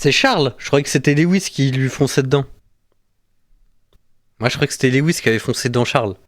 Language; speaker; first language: French; native; French